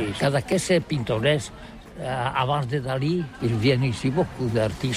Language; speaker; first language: French; non-native, learner; Catalan